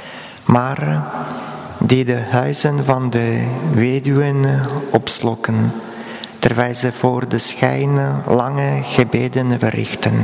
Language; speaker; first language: Dutch; non-native, fluent; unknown